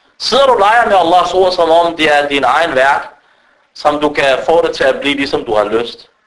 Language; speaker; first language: Danish; early bilingual, other home language; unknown